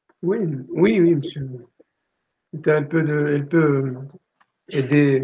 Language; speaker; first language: French; non-native, local second language; Arabic